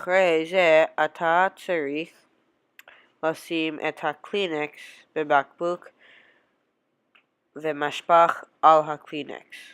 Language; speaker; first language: Hebrew; non-native, learner; English